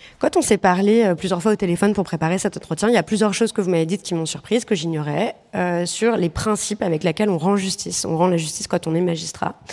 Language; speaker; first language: French; native; French